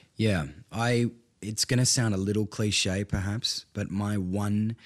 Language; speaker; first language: English; native; English